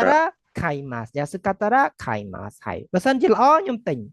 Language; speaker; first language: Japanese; non-native, fluent; Khmer